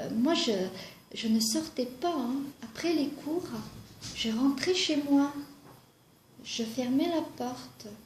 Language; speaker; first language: French; non-native, fluent; Georgian